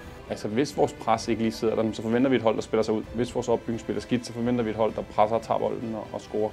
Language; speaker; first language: Danish; native; Danish